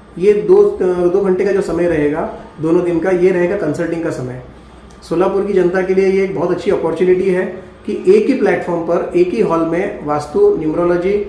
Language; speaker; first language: Hindi; native; Hindi